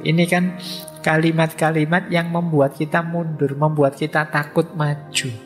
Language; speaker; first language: Indonesian; native; Indonesian